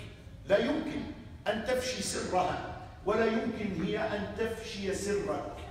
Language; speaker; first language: Arabic; native; Arabic